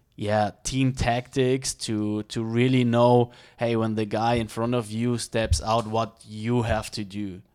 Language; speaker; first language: English; non-native, fluent; German